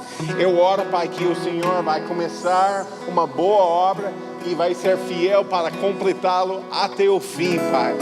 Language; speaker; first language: Portuguese; non-native, fluent; English